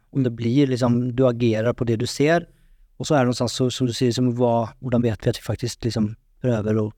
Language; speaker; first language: Swedish; non-native, fluent; Norwegian